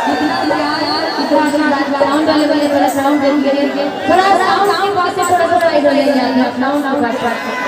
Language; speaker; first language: Hindi; non-native, local second language; Bhojpuri